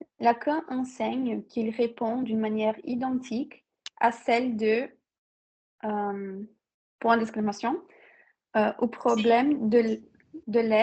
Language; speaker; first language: French; non-native, fluent; Portuguese